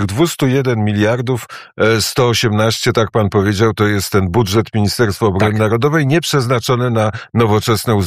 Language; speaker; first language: Polish; native; Polish